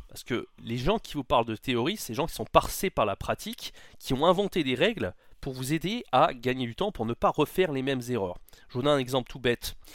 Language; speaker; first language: French; native; French